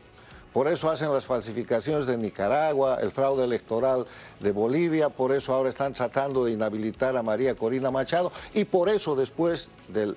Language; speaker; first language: Spanish; native; Spanish